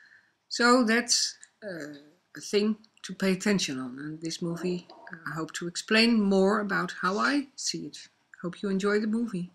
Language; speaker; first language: English; non-native, fluent; Dutch